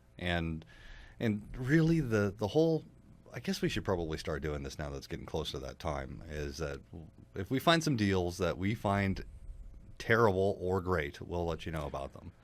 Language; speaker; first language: English; native; English